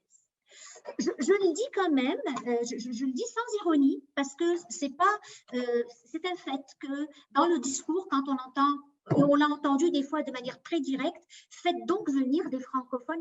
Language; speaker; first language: French; native; French